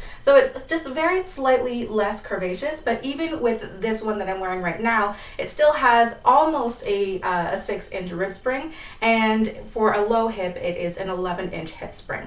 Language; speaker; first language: English; native; English